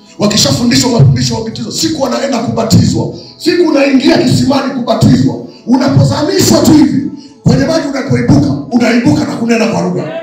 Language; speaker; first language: Swahili; native; Swahili